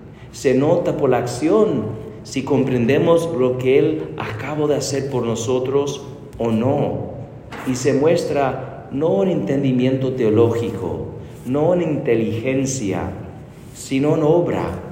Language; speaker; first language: Spanish; non-native, fluent; English